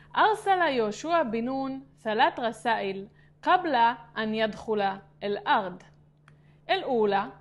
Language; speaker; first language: Arabic; non-native, fluent; Hebrew